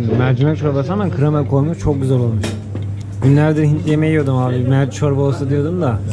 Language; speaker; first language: Turkish; native; Turkish